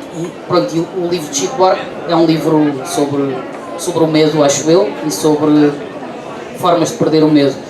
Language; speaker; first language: Portuguese; native; Portuguese